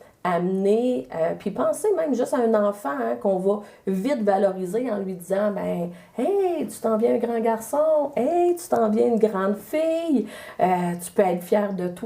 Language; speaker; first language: French; native; French